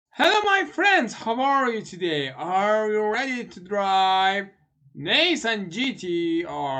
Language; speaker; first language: English; non-native, learner; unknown